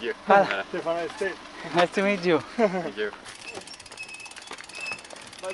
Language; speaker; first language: English; non-native, learner; Spanish